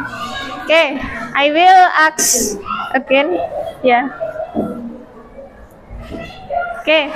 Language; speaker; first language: English; non-native, learner; Indonesian